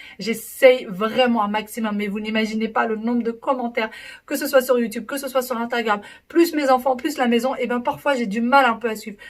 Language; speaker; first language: French; early bilingual, other home language; Arabic